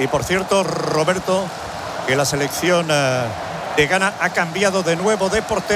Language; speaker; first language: Spanish; native; Spanish